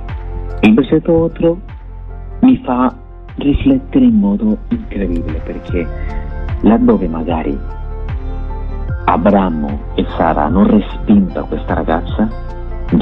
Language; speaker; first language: Italian; non-native, fluent; Spanish